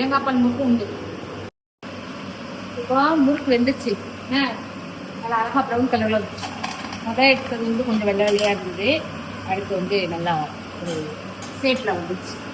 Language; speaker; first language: Tamil; native; Tamil